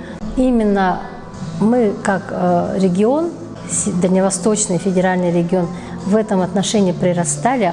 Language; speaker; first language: Russian; native; Russian